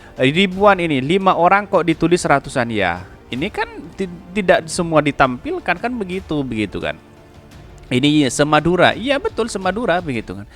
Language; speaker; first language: Indonesian; non-native, local second language; Madurese